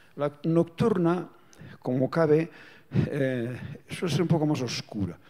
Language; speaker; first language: Spanish; non-native, local second language; Basque